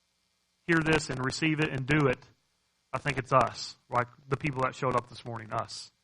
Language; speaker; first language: English; native; English